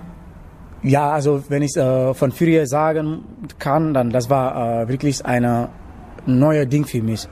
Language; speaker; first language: German; non-native, learner; Wolof